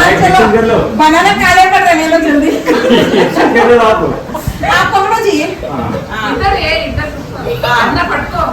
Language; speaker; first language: Hindi; non-native, local second language; Kannada